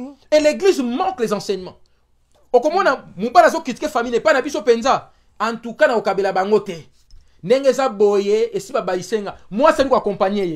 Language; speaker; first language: French; non-native, local second language; Lingala